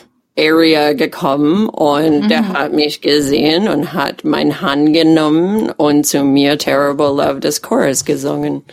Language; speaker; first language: German; non-native, fluent; English